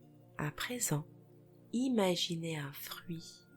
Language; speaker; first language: French; native; French